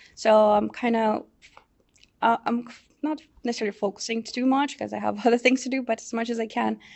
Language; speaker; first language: English; non-native, fluent; Portuguese